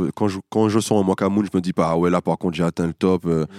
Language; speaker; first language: French; native; French